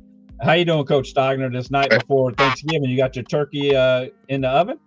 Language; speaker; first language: English; native; English